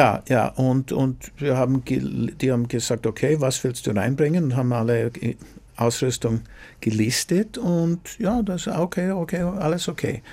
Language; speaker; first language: German; non-native, fluent; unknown